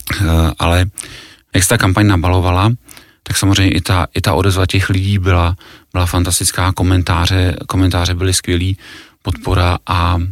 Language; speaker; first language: Czech; native; Czech